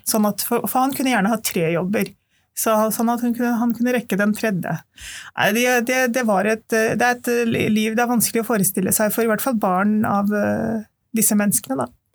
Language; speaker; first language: Norwegian; early bilingual, other home language; Urdu